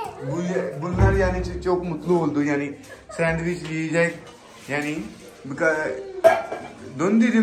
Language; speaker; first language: Turkish; non-native, learner; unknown